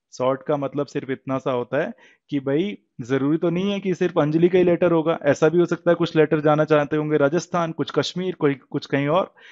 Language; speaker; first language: Hindi; native; Hindi